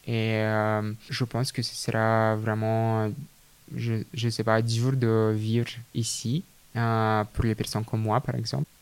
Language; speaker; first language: French; non-native, fluent; Russian